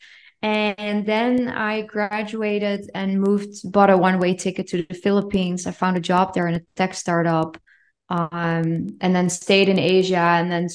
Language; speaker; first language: English; non-native, fluent; Dutch